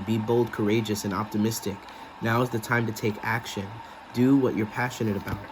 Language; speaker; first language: English; native; English